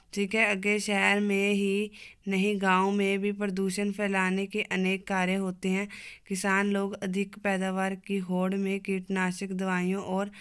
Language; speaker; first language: Hindi; non-native, local second language; Punjabi